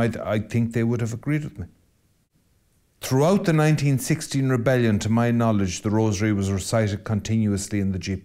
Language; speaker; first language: English; native; English